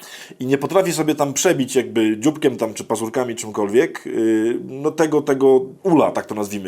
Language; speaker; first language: Polish; native; Polish